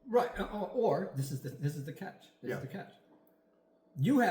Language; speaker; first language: English; native; English